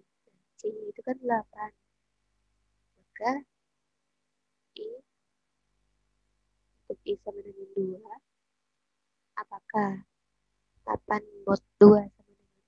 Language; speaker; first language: Indonesian; native; Indonesian